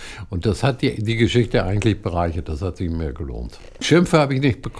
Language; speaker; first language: German; non-native, fluent; Hebrew